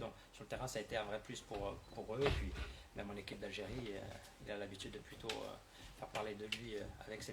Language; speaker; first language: French; native; French